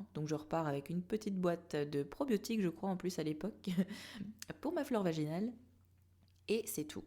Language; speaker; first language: French; native; French